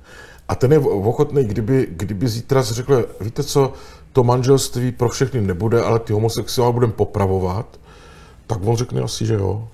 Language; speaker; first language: Czech; native; Czech